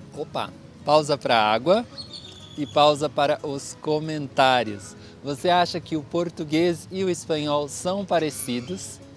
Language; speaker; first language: Portuguese; native; Portuguese